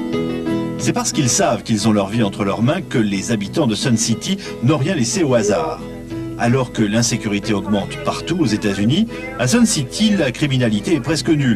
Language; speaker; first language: French; native; French